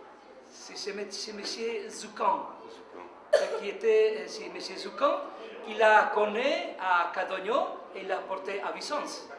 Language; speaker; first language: French; non-native, learner; Italian